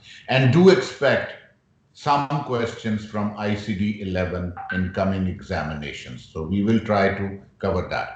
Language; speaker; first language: English; non-native, local second language; Urdu